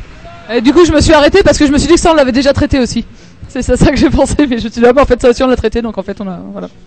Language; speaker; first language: French; native; French